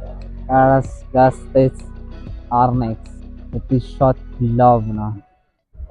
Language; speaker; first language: Armenian; non-native, learner; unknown